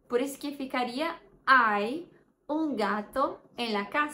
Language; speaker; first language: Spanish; non-native, fluent; Portuguese